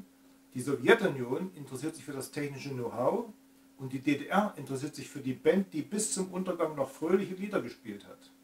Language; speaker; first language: German; native; German